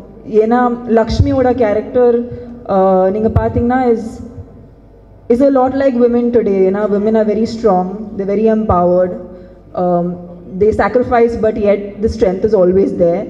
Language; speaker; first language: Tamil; non-native, learner; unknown